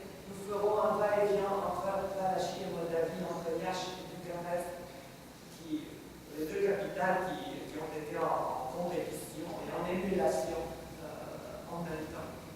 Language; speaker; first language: French; non-native, fluent; Romanian